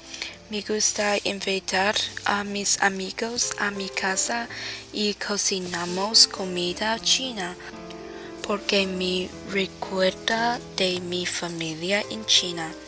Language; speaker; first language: Spanish; non-native, learner; Chinese